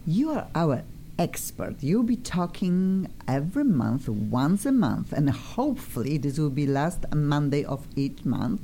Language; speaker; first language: English; non-native, fluent; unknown